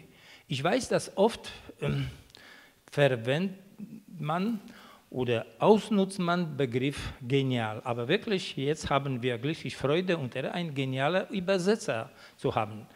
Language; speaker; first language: German; non-native, fluent; Polish